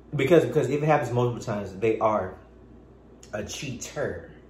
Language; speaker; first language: English; native; English